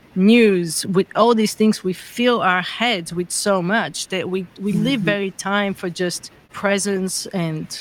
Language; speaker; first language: English; non-native, fluent; Bulgarian